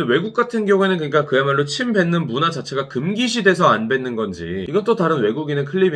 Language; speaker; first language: Korean; native; Korean